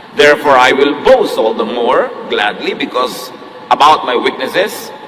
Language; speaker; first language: English; non-native, local second language; Filipino